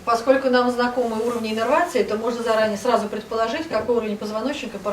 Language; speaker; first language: Russian; native; Russian